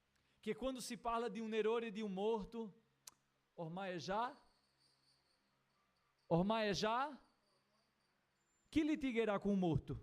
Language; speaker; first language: Italian; non-native, fluent; Portuguese